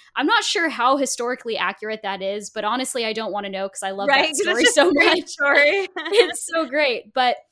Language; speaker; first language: English; native; English